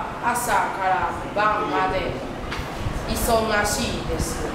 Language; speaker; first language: Japanese; non-native, learner; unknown